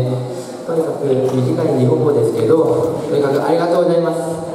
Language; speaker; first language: Japanese; non-native, learner; Korean